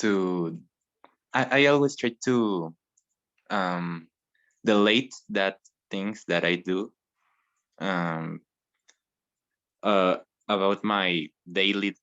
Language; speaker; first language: English; non-native, learner; Spanish